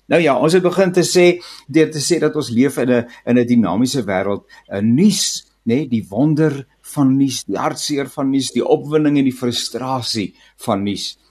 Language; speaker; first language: Afrikaans; native; Afrikaans